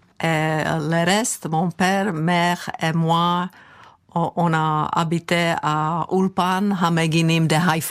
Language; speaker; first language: French; non-native, fluent; Czech